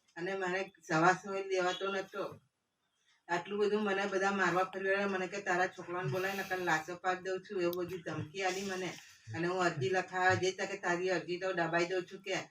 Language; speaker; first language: Gujarati; native; Gujarati